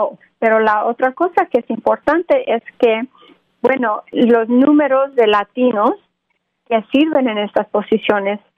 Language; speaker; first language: Spanish; early bilingual, other home language; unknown